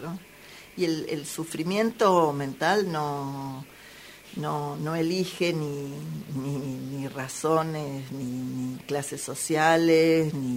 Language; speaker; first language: Spanish; native; Spanish